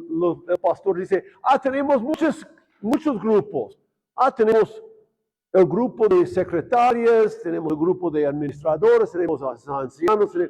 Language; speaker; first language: Spanish; non-native, fluent; English